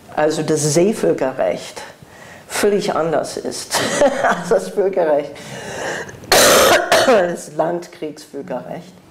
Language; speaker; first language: German; non-native, fluent; English